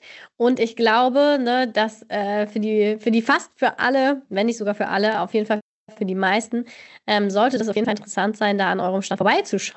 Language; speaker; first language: German; native; German